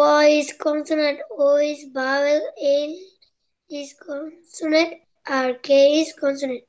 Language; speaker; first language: English; non-native, learner; Bangla